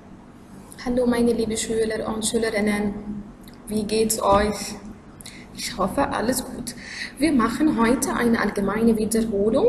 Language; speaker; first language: German; non-native, learner; Arabic